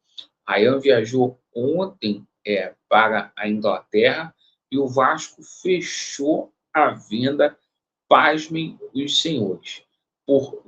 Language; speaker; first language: Portuguese; native; Portuguese